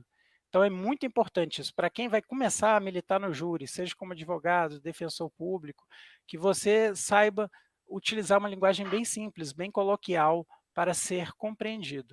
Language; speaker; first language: Portuguese; native; Portuguese